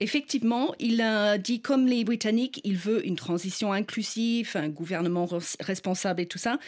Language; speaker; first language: French; non-native, fluent; English